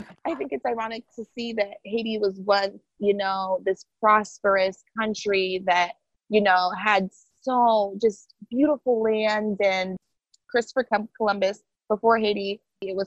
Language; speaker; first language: English; early bilingual, other home language; Haitian Creole